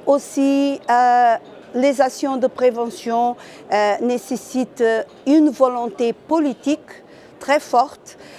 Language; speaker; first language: French; non-native, fluent; Portuguese